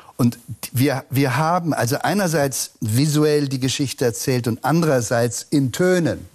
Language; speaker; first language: German; native; German